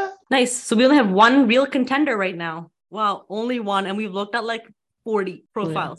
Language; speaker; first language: English; early bilingual, other home language; Punjabi